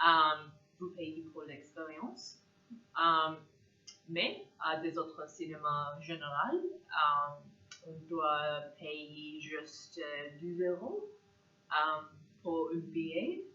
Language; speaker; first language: French; non-native, learner; English